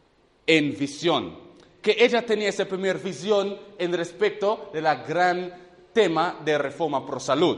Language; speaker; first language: Spanish; non-native, fluent; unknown